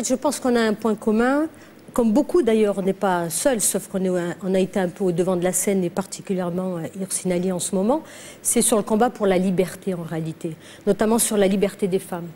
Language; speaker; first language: French; native; French